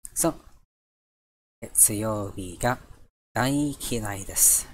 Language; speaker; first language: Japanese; non-native, learner; English